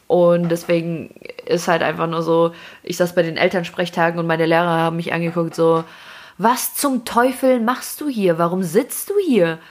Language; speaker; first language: German; early bilingual, other home language; Russian